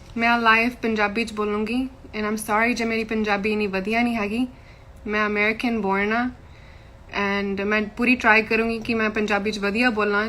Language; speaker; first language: Punjabi; early bilingual, heritage; Punjabi